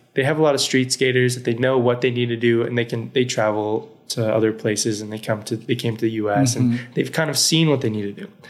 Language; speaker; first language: English; native; English